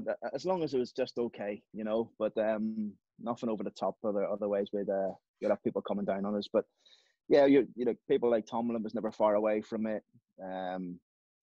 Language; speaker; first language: English; native; English